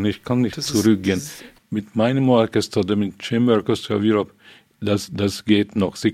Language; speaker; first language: German; non-native, fluent; Hungarian